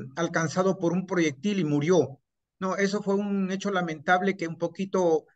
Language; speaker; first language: Spanish; native; Spanish